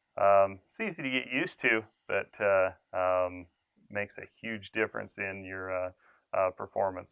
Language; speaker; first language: English; native; English